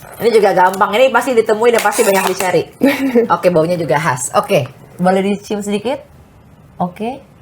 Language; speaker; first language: Indonesian; native; Indonesian